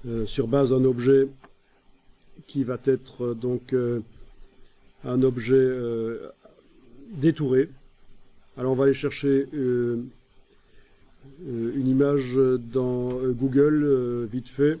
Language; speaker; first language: French; native; French